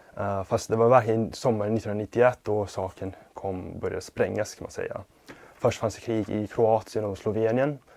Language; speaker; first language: Swedish; non-native, fluent; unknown